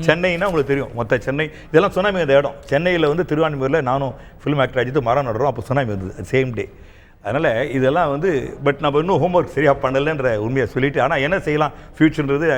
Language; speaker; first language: Tamil; native; Tamil